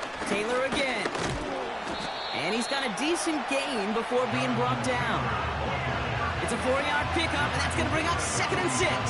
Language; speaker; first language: English; native; English